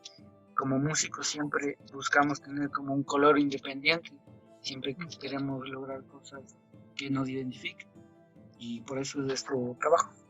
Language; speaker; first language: Spanish; non-native, local second language; Quechua